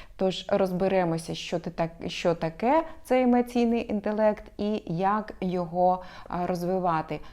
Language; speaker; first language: Ukrainian; non-native, local second language; Russian